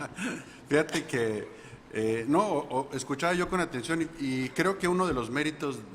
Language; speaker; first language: Spanish; native; Spanish